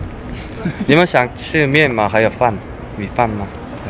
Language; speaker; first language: Chinese; non-native, learner; Korean